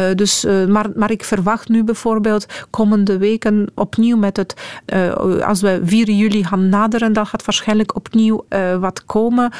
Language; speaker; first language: Dutch; non-native, fluent; Polish